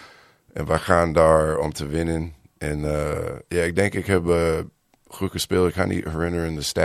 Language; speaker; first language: Dutch; non-native, learner; English